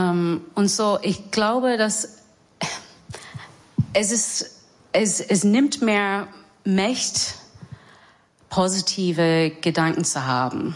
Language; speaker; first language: German; non-native, learner; English